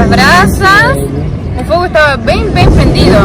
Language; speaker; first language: Portuguese; non-native, learner; Spanish